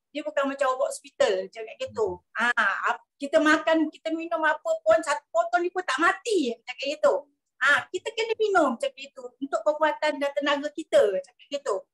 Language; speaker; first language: Malay; native; Malay